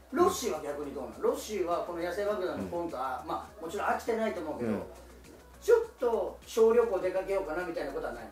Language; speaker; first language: Japanese; native; Japanese